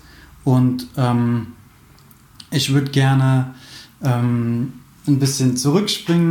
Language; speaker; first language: German; native; German